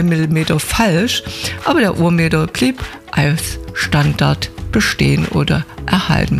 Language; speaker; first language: German; native; German